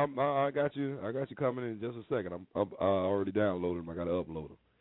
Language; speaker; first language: English; native; English